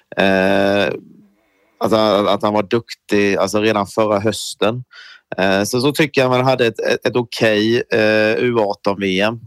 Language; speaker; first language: Swedish; native; Swedish